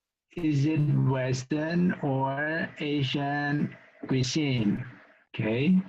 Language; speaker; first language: English; non-native, local second language; Indonesian